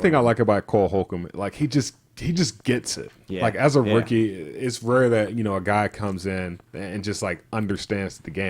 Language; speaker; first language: English; native; English